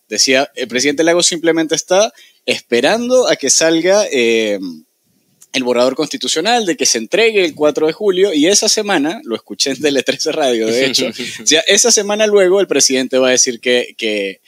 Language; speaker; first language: Spanish; native; Spanish